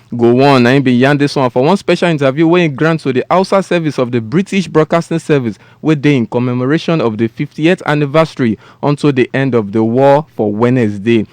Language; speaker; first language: Nigerian Pidgin; non-native, local second language; Yoruba